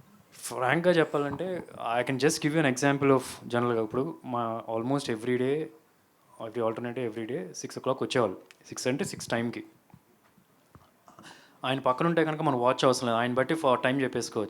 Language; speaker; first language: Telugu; native; Telugu